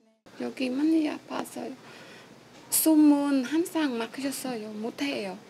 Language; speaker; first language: Korean; non-native, learner; Khmer